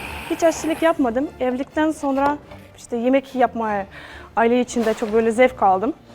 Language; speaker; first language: Turkish; non-native, fluent; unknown